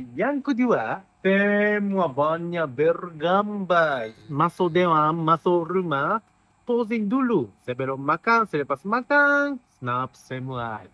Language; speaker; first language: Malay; non-native, fluent; Japanese